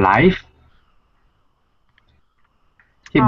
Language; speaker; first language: English; non-native, learner; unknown